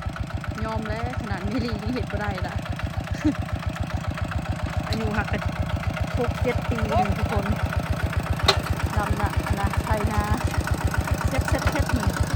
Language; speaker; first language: Thai; non-native, local second language; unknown